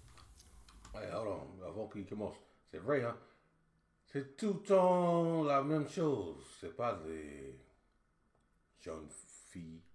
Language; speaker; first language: French; non-native, learner; English